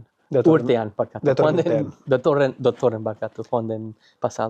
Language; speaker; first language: Basque; non-native, learner; English